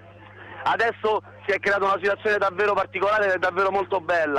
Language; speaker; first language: Italian; native; Italian